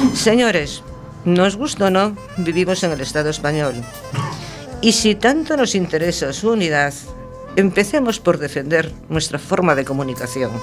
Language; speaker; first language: Spanish; non-native, local second language; Galician